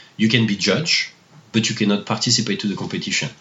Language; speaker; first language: English; non-native, fluent; French